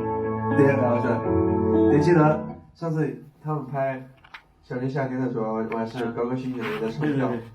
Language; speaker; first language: Chinese; native; Chinese